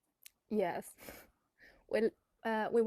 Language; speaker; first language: English; non-native, learner; Chinese